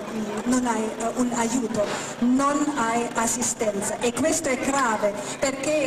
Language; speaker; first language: Italian; non-native, fluent; German